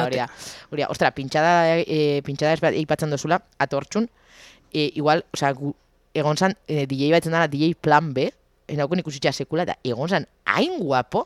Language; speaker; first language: Basque; native; Basque